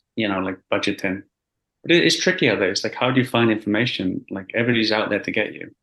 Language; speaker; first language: English; native; English